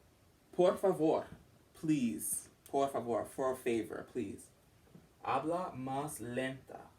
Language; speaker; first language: Spanish; non-native, learner; English